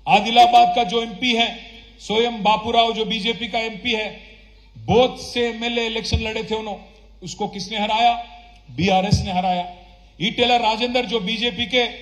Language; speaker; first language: Hindi; non-native, local second language; Telugu